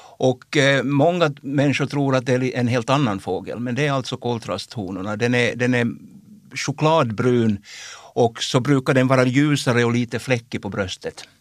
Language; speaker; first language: Swedish; native; Swedish